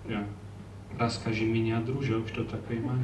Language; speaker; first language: Russian; non-native, learner; Czech